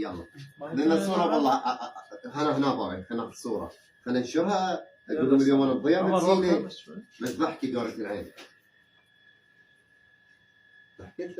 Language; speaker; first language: Arabic; native; Arabic